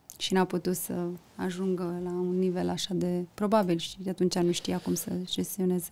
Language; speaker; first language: Romanian; early bilingual, heritage; Romanian